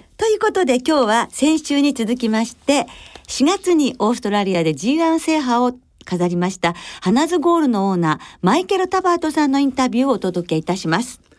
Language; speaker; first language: Japanese; native; Japanese